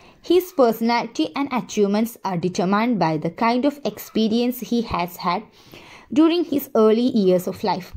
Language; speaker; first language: English; non-native, local second language; Malayalam